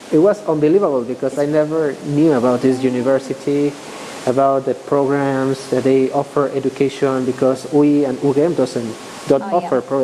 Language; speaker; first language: English; non-native, fluent; Spanish